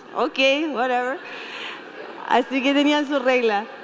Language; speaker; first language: Spanish; native; Spanish